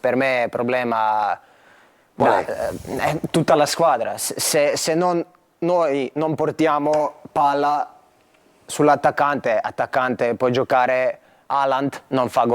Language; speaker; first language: Italian; non-native, fluent; Croatian